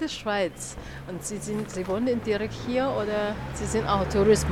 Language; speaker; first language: German; non-native, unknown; Chinese